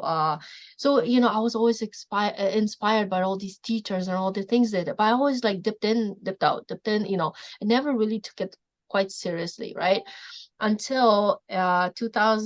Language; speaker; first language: English; non-native, fluent; Polish